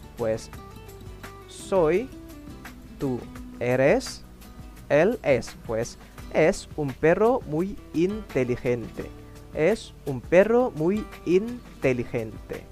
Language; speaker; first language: Spanish; non-native, fluent; Indonesian